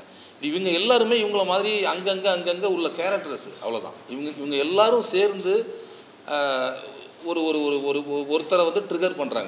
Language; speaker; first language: Tamil; native; Tamil